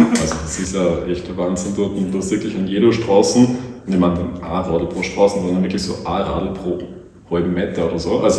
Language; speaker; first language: German; native; German